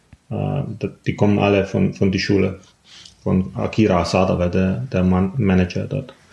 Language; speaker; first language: German; non-native, fluent; Slovenian